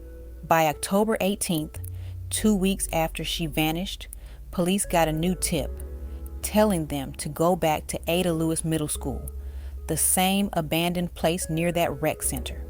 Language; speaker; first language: English; native; English